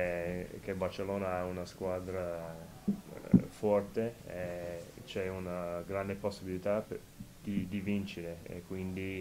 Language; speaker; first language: Italian; non-native, fluent; English